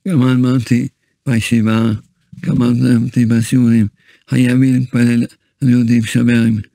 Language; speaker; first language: Hebrew; early bilingual, other home language; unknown